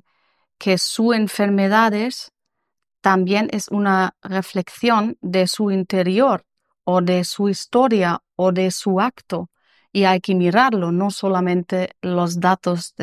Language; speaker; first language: Spanish; non-native, learner; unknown